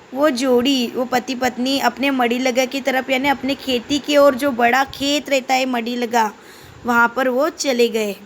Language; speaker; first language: Hindi; non-native, local second language; Marathi